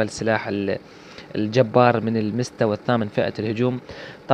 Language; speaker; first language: Arabic; native; Arabic